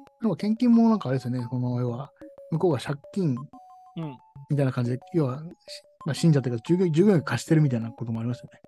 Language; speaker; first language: Japanese; native; Japanese